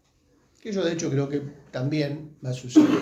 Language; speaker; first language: Spanish; native; Spanish